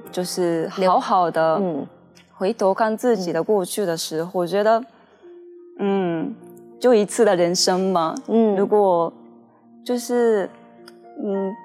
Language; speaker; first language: Chinese; non-native, fluent; Japanese